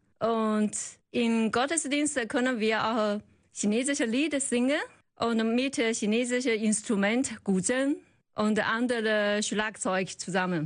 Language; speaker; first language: German; non-native, learner; Chinese